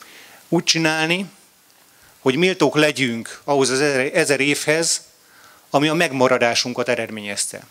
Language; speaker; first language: Hungarian; native; Hungarian